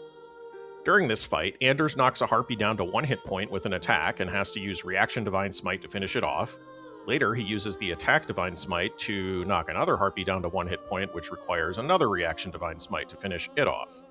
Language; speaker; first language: English; native; English